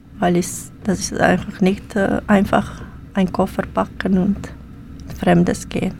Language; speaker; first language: German; non-native, learner; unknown